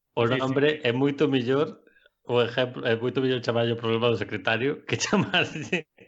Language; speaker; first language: Galician; non-native, local second language; Spanish